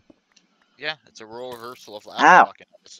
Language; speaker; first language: English; native; English